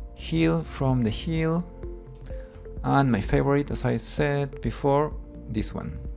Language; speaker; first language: English; non-native, fluent; Spanish